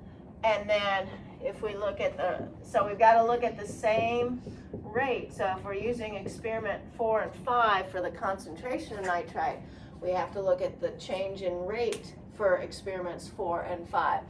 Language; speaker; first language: English; native; English